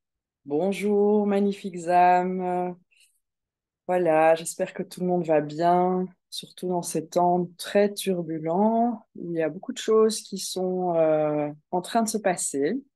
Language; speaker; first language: French; native; French